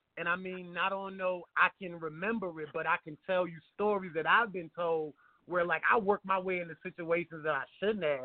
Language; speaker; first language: English; native; English